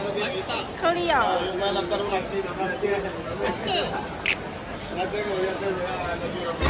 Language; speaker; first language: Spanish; non-native, learner; Korean